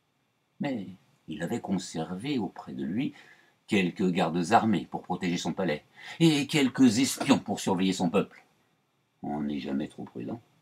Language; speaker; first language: French; native; French